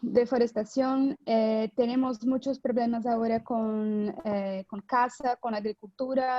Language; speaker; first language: Spanish; non-native, fluent; Portuguese